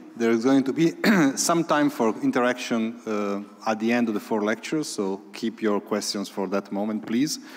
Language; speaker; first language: English; non-native, fluent; Italian